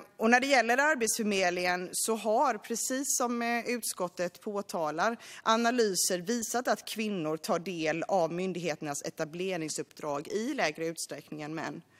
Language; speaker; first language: Swedish; native; Swedish